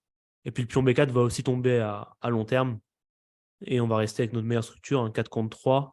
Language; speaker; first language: French; native; French